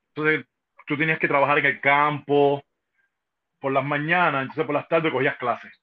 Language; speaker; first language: Spanish; native; Spanish